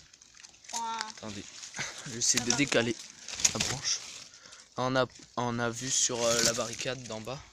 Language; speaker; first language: French; native; French